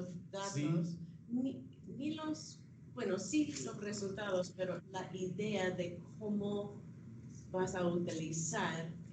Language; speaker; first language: Spanish; non-native, fluent; English